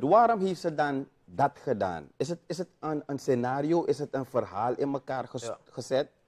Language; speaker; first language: Dutch; native; Dutch